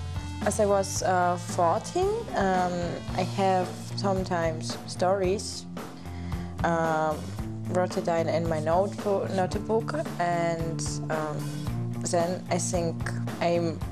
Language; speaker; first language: English; non-native, learner; German